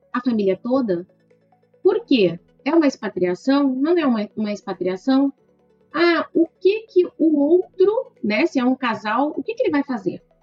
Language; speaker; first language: Portuguese; native; Portuguese